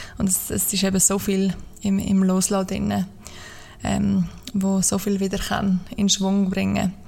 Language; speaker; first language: German; native; German